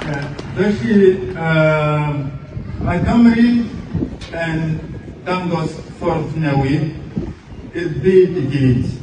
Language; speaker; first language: Welsh; non-native, fluent; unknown